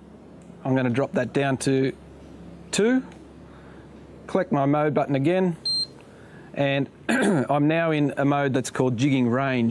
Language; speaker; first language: English; native; English